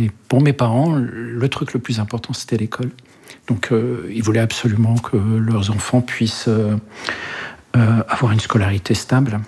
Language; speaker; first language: French; early bilingual, other home language; Arabic